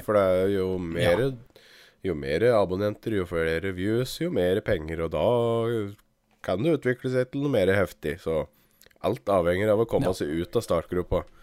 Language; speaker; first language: Norwegian; native; Norwegian